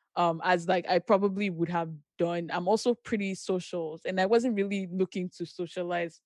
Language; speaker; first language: English; non-native, local second language; Yoruba